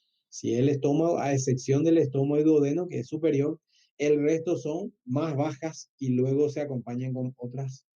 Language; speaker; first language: Spanish; native; Spanish